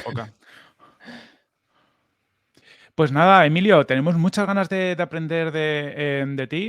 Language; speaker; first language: Spanish; native; Spanish